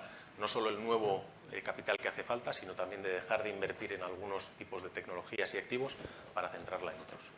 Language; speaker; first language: Spanish; native; Spanish